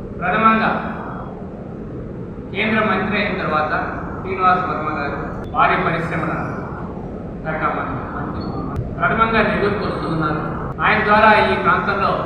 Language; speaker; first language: Telugu; native; Telugu